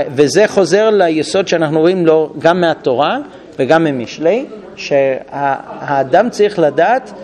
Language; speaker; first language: Hebrew; non-native, fluent; English